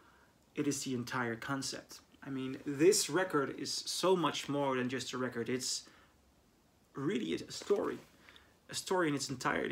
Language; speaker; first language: English; non-native, fluent; Dutch